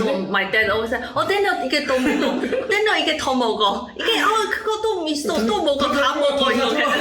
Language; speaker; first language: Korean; non-native, learner; Chinese